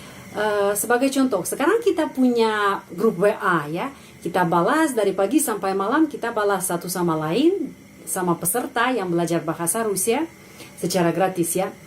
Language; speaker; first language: Indonesian; non-native, fluent; Russian